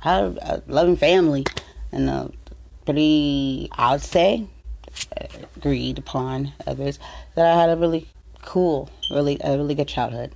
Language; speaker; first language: English; native; English